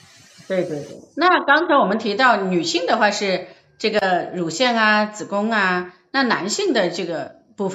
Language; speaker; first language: Chinese; native; Chinese